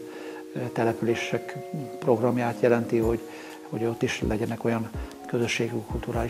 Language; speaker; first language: Hungarian; native; Hungarian